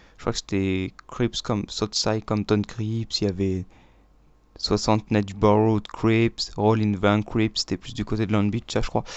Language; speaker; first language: French; native; French